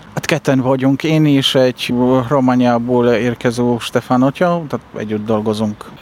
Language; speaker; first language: Hungarian; non-native, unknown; Polish